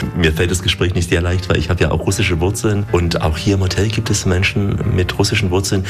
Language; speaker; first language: German; native; German